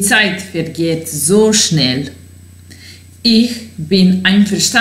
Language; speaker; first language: German; non-native, fluent; Serbian